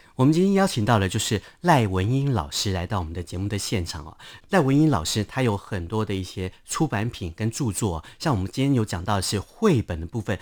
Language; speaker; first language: Chinese; non-native, local second language; Hakka Chinese